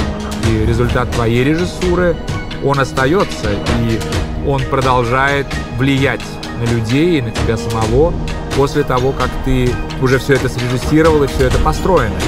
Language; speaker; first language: Russian; native; Russian